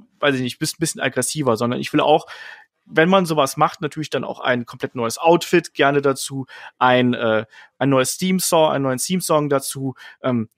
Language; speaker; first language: German; native; German